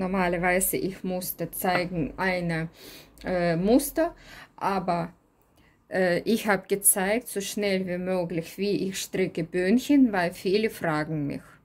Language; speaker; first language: German; non-native, learner; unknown